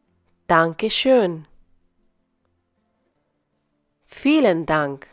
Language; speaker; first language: German; non-native, fluent; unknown